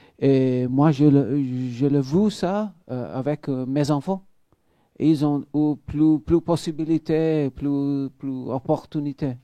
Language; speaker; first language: French; non-native, fluent; Maltese